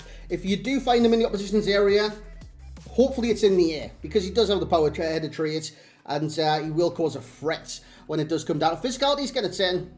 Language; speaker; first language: English; native; English